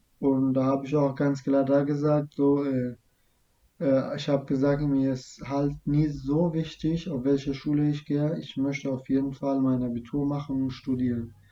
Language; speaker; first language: German; non-native, fluent; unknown